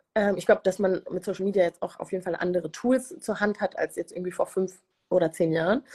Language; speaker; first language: German; early bilingual, other home language; Kinyarwanda